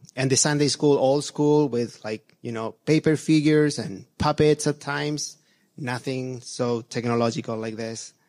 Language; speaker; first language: English; non-native, fluent; Spanish